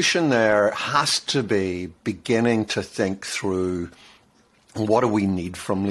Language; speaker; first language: English; native; English